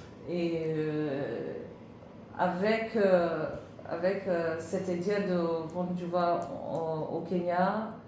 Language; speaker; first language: French; non-native, learner; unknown